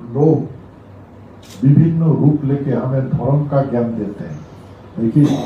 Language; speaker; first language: Hindi; non-native, local second language; Rangpuri